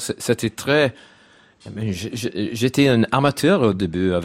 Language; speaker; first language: French; non-native, learner; English